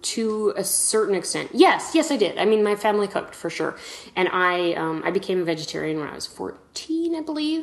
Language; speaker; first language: English; native; English